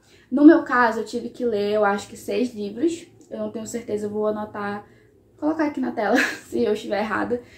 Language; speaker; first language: Portuguese; native; Portuguese